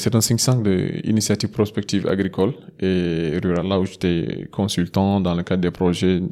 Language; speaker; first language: French; non-native, local second language; Fula